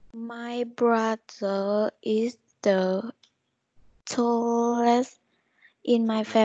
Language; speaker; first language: English; non-native, learner; Vietnamese